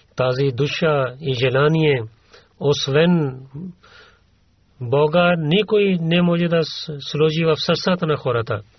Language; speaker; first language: Bulgarian; non-native, learner; Urdu